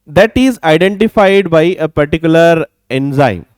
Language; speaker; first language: English; non-native, local second language; Kannada